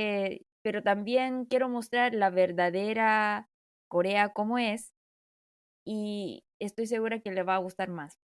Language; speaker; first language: Spanish; non-native, fluent; Korean